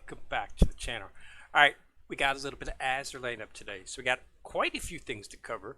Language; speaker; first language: English; native; English